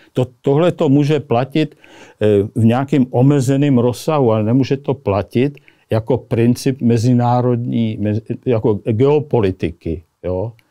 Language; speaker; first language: Czech; native; Czech